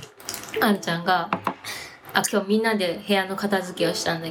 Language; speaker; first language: Japanese; native; Japanese